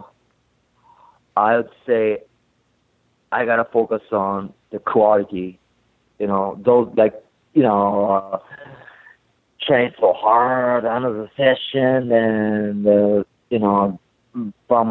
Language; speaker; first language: English; non-native, fluent; Japanese